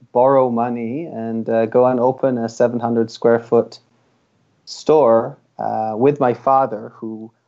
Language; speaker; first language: English; early bilingual, other home language; Hebrew